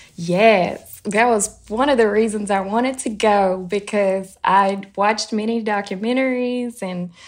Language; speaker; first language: English; native; English